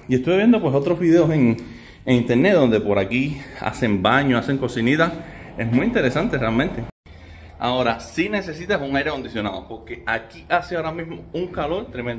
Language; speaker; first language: Spanish; native; Spanish